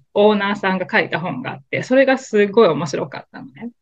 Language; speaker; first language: Japanese; native; Japanese